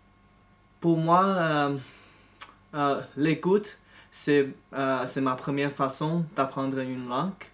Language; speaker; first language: French; non-native, fluent; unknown